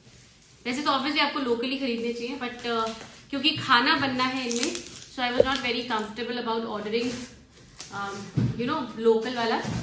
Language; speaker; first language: Hindi; native; Hindi